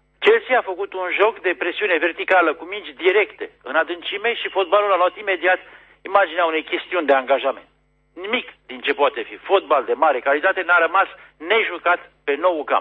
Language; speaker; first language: Romanian; native; Romanian